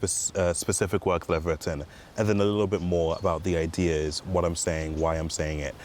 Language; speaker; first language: English; native; English